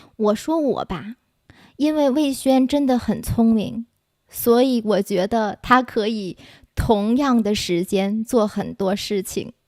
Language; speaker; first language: Chinese; native; Chinese